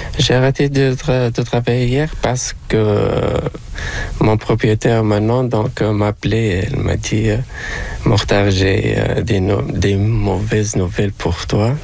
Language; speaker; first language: French; non-native, local second language; Arabic